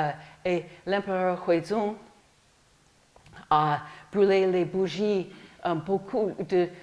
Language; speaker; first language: French; non-native, fluent; English